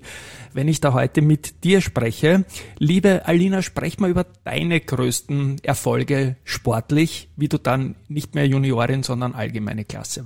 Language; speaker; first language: German; native; German